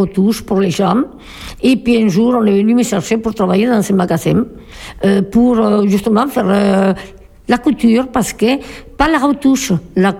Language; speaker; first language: French; non-native, fluent; Spanish